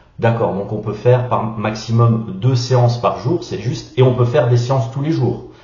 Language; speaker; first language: French; native; French